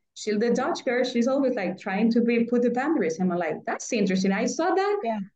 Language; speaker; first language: English; non-native, fluent; Spanish